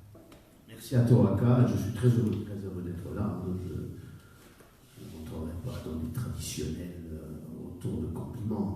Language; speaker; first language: French; native; French